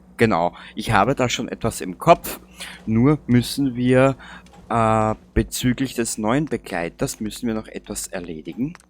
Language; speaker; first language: German; native; German